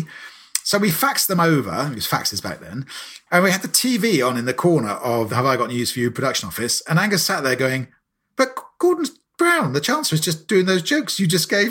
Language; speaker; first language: English; native; English